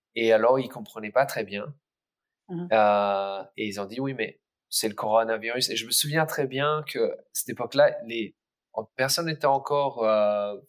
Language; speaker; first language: French; early bilingual, other home language; English